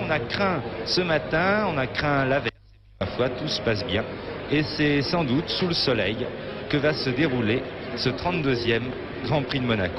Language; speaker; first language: French; native; French